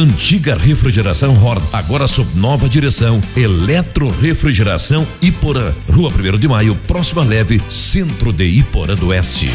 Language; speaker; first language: Portuguese; native; Portuguese